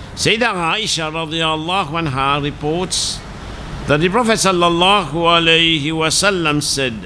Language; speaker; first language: English; non-native, local second language; Morisyen